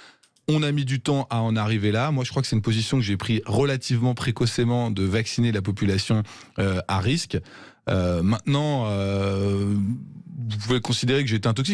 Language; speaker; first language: French; native; French